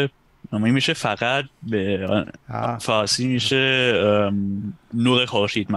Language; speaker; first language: Persian; non-native, fluent; German